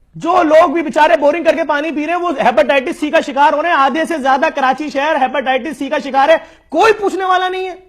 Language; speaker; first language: Urdu; native; Urdu